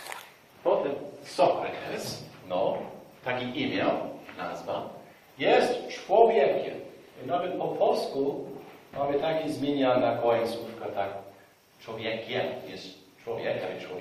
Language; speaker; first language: Polish; non-native, fluent; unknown